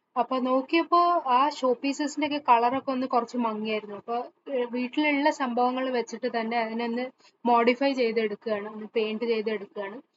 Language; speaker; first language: Malayalam; early bilingual, heritage; Malayalam